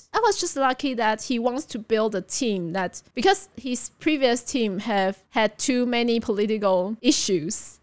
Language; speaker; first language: English; non-native, fluent; Chinese